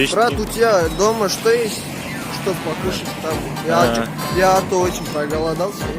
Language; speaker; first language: Russian; non-native, local second language; Kazakh